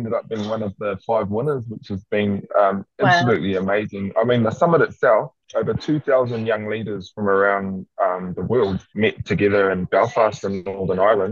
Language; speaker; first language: English; native; English